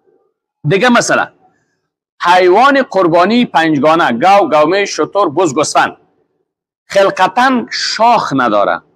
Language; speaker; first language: Persian; native; Persian